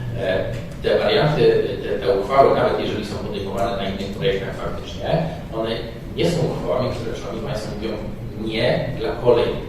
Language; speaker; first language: Polish; native; Polish